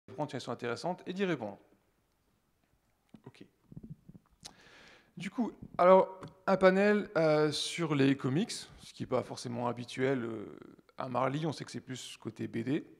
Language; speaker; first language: French; native; French